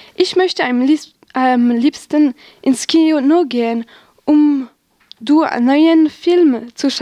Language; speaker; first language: German; non-native, learner; French